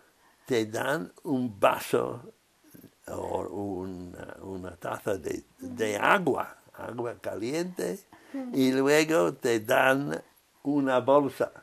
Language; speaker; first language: Spanish; non-native, fluent; English